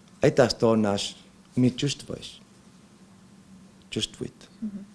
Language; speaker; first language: Russian; non-native, learner; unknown